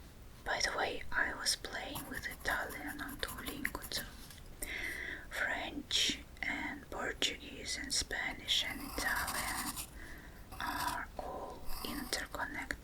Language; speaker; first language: English; non-native, fluent; Russian